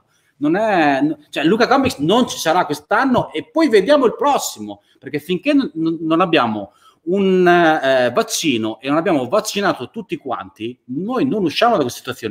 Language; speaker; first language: Italian; native; Italian